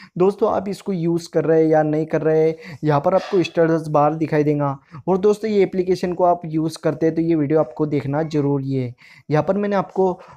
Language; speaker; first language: Hindi; native; Hindi